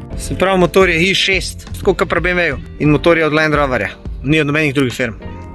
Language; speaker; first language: Slovenian; native; Slovenian